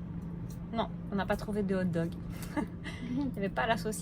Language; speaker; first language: French; native; French